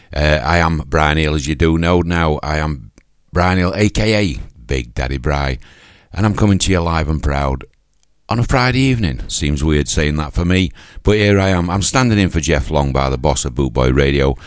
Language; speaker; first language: English; native; English